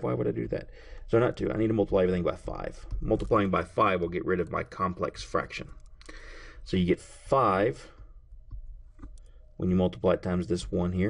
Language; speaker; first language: English; native; English